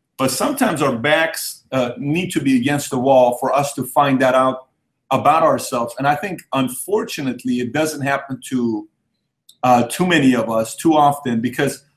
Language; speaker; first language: English; early bilingual, other home language; Persian